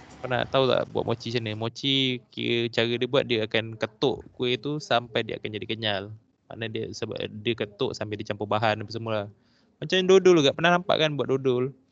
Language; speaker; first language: Malay; native; Malay